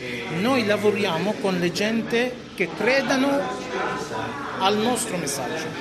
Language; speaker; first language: Italian; non-native, fluent; Arabic